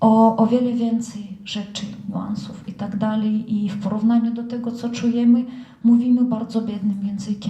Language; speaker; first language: Polish; non-native, fluent; Russian